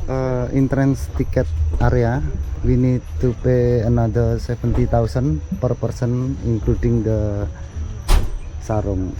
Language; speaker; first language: English; non-native, fluent; Indonesian